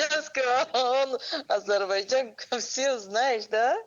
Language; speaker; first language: Russian; non-native, learner; Tajik